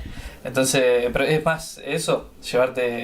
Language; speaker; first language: Spanish; native; Spanish